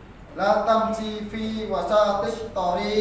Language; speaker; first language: Arabic; non-native, learner; Indonesian